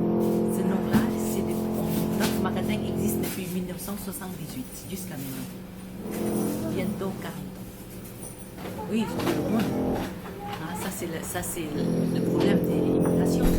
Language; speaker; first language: French; early bilingual, other home language; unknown